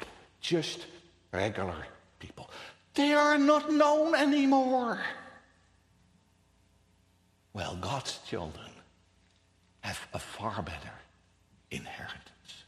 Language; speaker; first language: English; non-native, fluent; Dutch